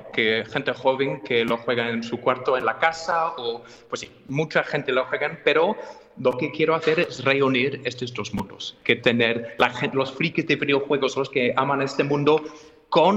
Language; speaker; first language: Spanish; non-native, fluent; English